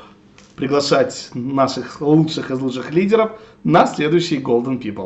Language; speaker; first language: Russian; native; Russian